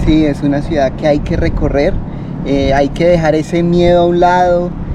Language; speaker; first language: Spanish; native; Spanish